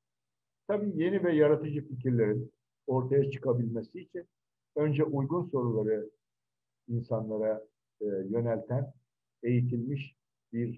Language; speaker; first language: Turkish; native; Turkish